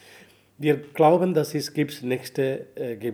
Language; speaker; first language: German; non-native, learner; Tamil